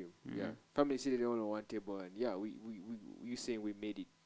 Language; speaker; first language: English; non-native, local second language; Ganda